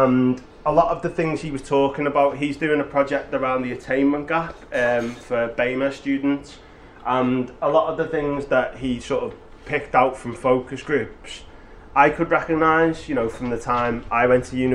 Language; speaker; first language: English; native; English